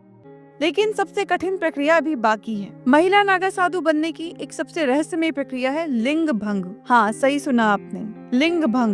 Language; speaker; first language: Hindi; native; Hindi